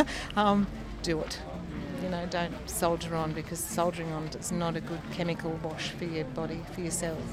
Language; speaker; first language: English; native; English